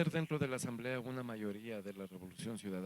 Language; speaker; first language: Spanish; native; Spanish